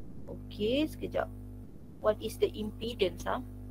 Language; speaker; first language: English; non-native, local second language; Malay